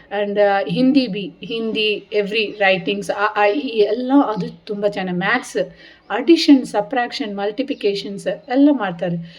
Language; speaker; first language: Kannada; non-native, local second language; Telugu